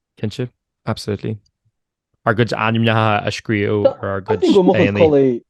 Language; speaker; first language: Irish; native; Irish